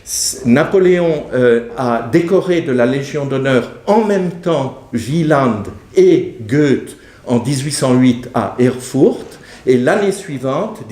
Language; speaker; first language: French; native; French